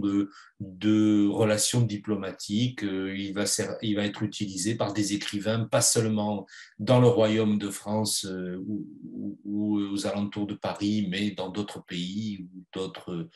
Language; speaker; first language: French; native; French